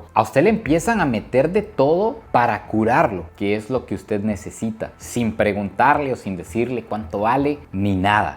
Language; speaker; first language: Spanish; native; Spanish